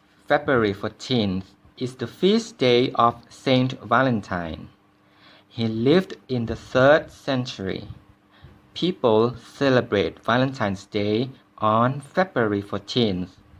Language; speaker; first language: English; non-native, fluent; Thai